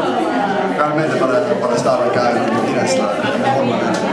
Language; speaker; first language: Spanish; non-native, learner; English